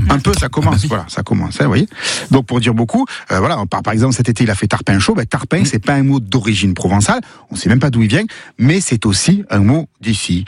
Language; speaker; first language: French; native; French